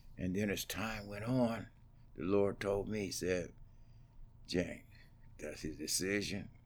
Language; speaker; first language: English; native; English